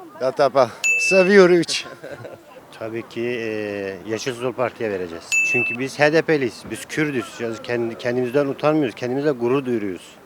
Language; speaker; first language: Turkish; non-native, local second language; Kurdish